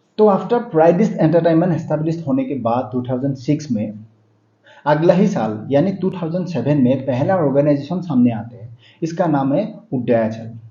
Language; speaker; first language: Hindi; non-native, local second language; Assamese